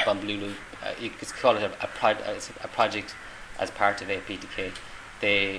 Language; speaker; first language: English; native; English